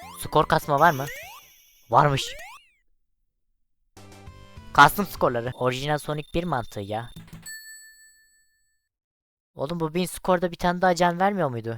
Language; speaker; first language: Turkish; native; Turkish